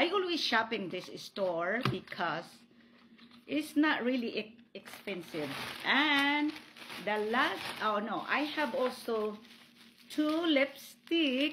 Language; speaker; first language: English; non-native, local second language; Filipino